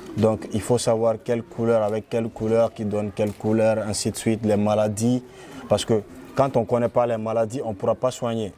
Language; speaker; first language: French; non-native, local second language; Fula